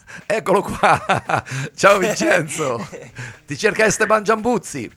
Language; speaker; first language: Italian; native; Italian